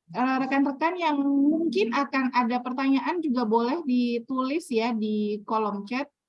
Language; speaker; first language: Indonesian; native; Indonesian